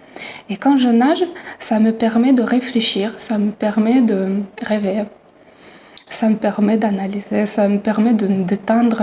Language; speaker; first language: French; non-native, fluent; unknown